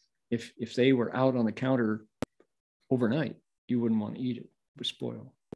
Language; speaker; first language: English; native; English